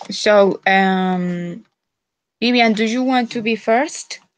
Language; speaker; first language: English; non-native, fluent; Spanish